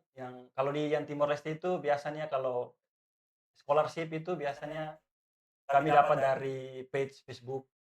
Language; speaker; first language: Indonesian; non-native, fluent; Tetum